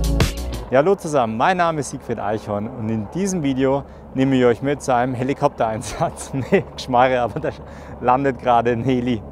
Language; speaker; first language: German; native; German